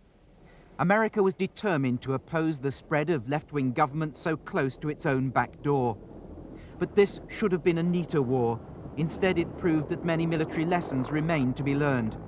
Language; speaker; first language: English; native; English